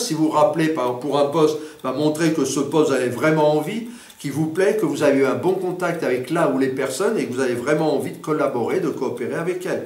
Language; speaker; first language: French; native; French